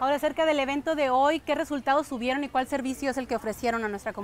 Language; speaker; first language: Spanish; native; Spanish